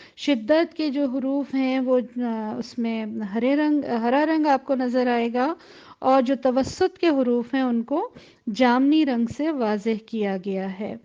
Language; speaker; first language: Urdu; native; Urdu